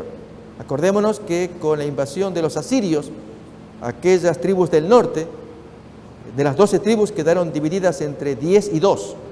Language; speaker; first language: Spanish; native; Spanish